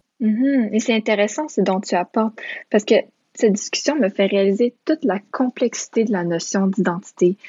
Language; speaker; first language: French; early bilingual, other home language; Romanian